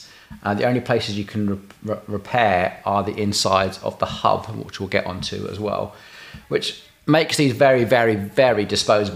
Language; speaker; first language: English; native; English